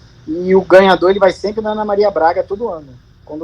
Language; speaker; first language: Portuguese; native; Portuguese